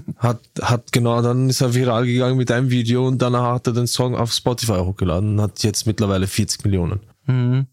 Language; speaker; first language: German; early bilingual, other home language; Turkish